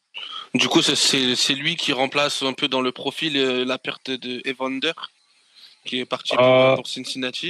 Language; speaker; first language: French; native; French